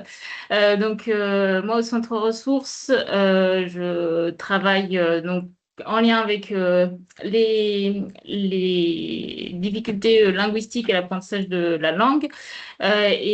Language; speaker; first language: French; native; French